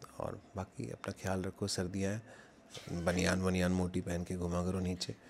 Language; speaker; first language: Hindi; non-native, local second language; Punjabi